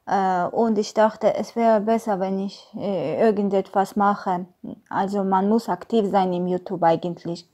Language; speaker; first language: German; non-native, learner; Armenian